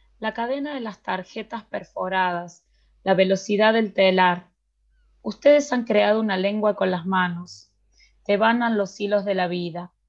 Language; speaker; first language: Spanish; native; Spanish